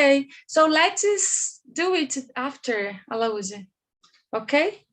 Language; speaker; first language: English; non-native, learner; Portuguese